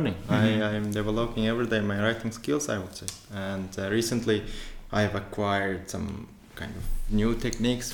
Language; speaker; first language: English; non-native, fluent; Turkmen